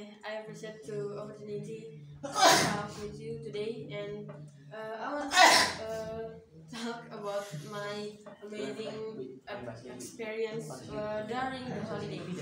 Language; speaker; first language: English; non-native, learner; Indonesian